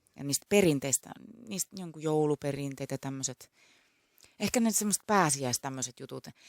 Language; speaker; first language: Finnish; native; Finnish